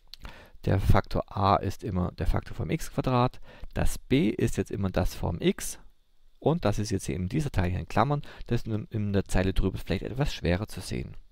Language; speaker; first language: German; native; German